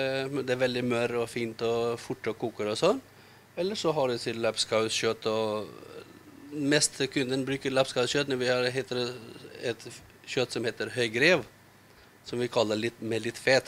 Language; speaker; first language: Norwegian; non-native, learner; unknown